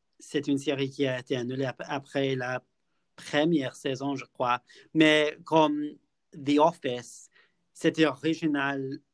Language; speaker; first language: French; non-native, fluent; English